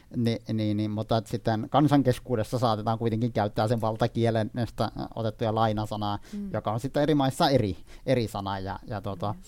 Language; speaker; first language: Finnish; non-native, fluent; Arabic